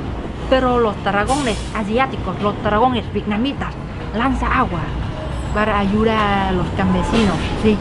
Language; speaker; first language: Spanish; non-native, learner; Vietnamese